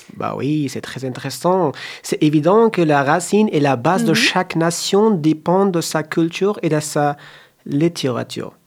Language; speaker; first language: French; non-native, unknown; Persian